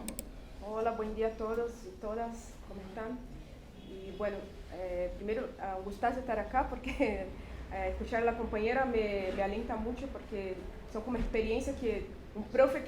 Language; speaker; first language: Spanish; non-native, fluent; Portuguese